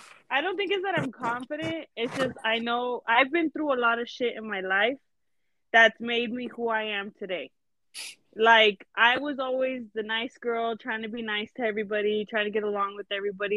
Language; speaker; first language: English; early bilingual, other home language; Spanish